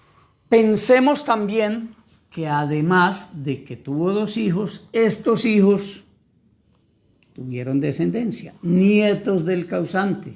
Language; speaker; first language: Spanish; native; Spanish